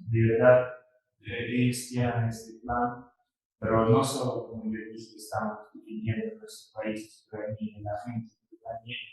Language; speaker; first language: Spanish; non-native, fluent; Russian